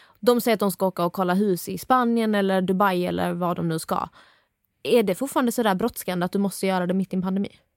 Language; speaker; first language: Swedish; native; Swedish